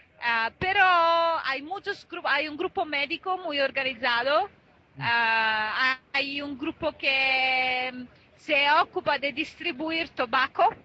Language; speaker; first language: Spanish; non-native, fluent; Italian